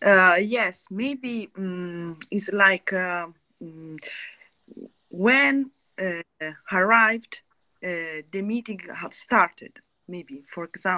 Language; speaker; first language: English; non-native, learner; Italian